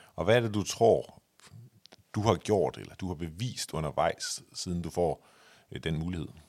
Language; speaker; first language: Danish; native; Danish